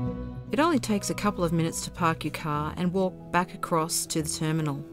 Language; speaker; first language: English; native; English